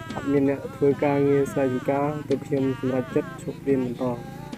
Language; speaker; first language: Khmer; non-native, local second language; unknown